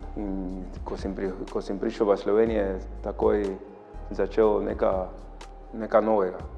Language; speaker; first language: Slovenian; non-native, learner; Spanish